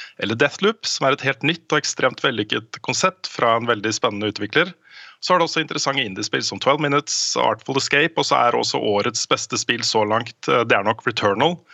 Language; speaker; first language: Norwegian; native; Norwegian